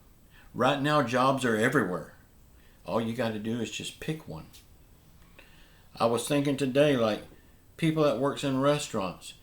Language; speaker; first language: English; native; English